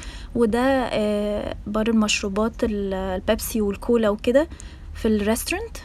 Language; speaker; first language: Arabic; native; Arabic